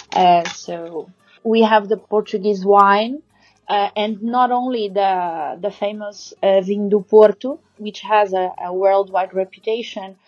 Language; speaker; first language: English; non-native, fluent; Portuguese